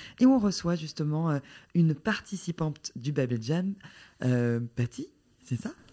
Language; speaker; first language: French; native; French